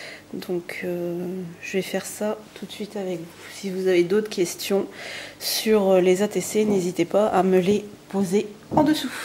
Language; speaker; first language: French; native; French